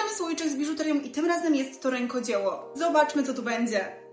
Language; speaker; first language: Polish; native; Polish